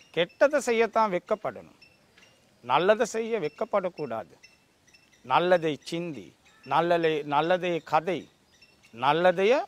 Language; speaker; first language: Tamil; non-native, local second language; Sinhala